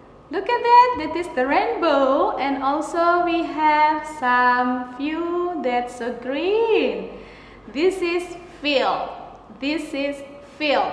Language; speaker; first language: English; non-native, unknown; Indonesian